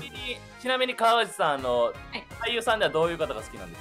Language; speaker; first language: Japanese; native; Japanese